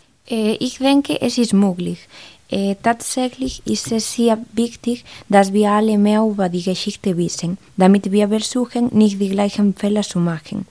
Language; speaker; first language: German; non-native, fluent; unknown